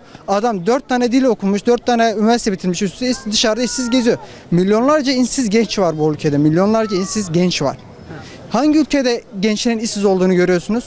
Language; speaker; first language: Turkish; native; Turkish